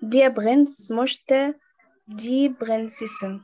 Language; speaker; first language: German; non-native, learner; Arabic